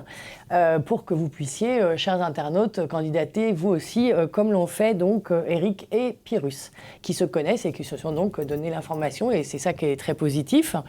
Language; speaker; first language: French; native; French